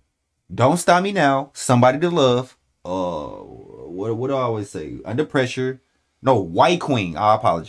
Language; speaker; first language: English; native; English